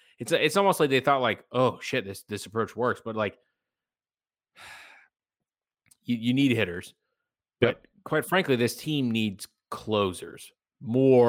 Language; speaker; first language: English; native; English